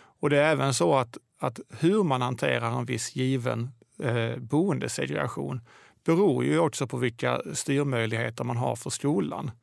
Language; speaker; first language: Swedish; native; Swedish